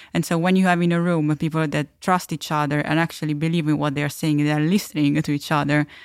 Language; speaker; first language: English; non-native, fluent; Italian